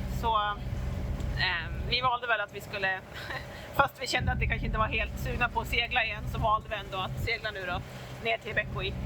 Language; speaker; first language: Swedish; native; Swedish